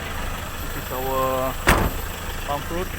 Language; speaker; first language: English; non-native, local second language; Malay